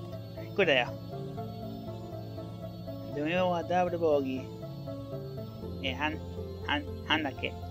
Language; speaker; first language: Japanese; non-native, learner; English